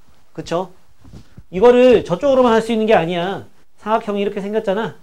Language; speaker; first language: Korean; native; Korean